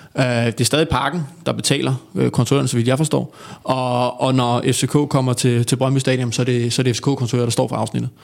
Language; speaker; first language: Danish; native; Danish